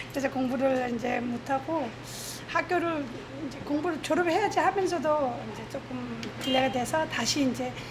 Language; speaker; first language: Korean; non-native, fluent; Nepali